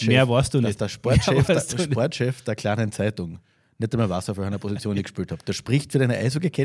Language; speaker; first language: German; native; German